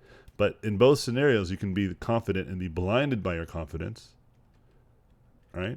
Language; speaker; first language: English; native; English